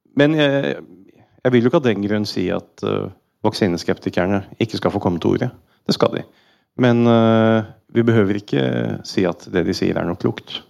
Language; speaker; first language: Norwegian; native; Norwegian